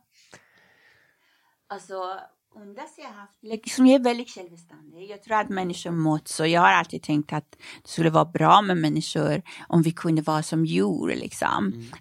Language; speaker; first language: Swedish; non-native, fluent; Persian